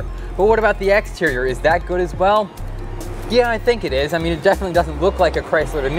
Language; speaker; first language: English; native; English